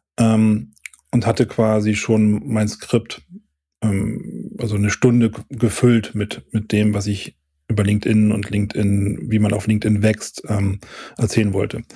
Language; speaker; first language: German; native; German